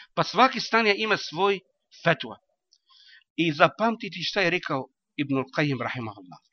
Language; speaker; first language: Bosnian; non-native, learner; Arabic